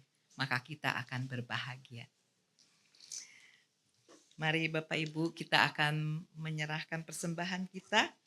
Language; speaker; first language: Indonesian; native; Indonesian